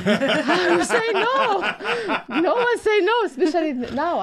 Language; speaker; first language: English; non-native, learner; Arabic